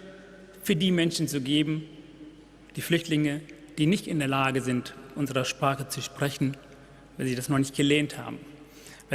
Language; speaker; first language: German; non-native, fluent; Tamil